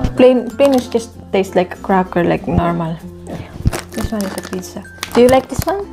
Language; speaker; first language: English; non-native, local second language; Filipino